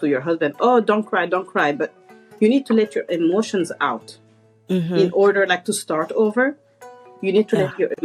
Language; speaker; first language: English; non-native, fluent; French